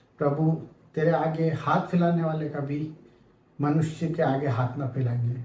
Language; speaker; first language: Hindi; native; Hindi